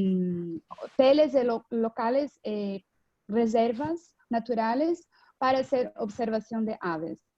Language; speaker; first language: Spanish; non-native, fluent; Portuguese